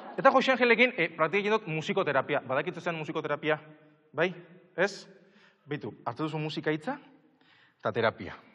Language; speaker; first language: Basque; native; Basque